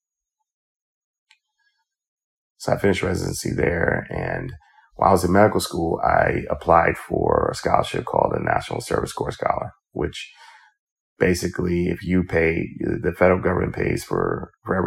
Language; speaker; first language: English; native; English